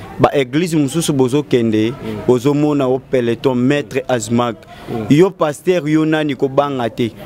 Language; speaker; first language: Lingala; non-native, local second language; Kongo